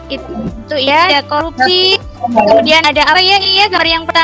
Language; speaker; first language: Indonesian; native; Indonesian